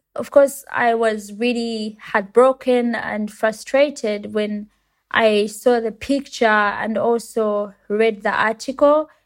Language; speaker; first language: English; non-native, local second language; Ganda